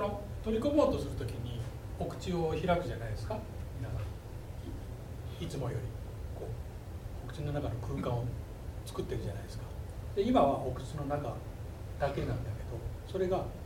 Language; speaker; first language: Japanese; native; Japanese